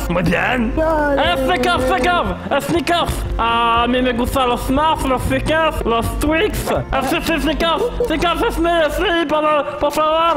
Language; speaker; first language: Spanish; non-native, learner; French